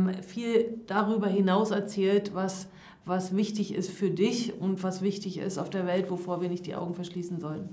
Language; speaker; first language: German; native; German